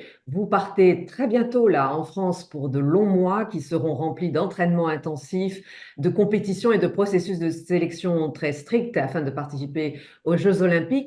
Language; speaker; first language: French; native; French